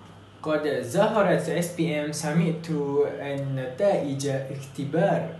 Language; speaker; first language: Arabic; non-native, learner; Malay